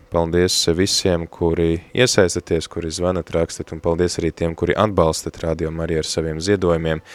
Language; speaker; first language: Latvian; native; Latvian